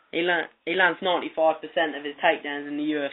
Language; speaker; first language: English; native; English